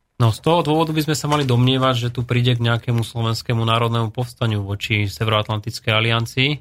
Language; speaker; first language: Slovak; native; Slovak